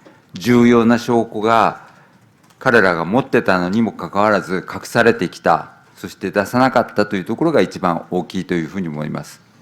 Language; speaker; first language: Japanese; native; Japanese